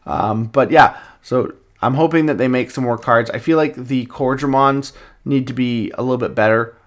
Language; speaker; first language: English; native; English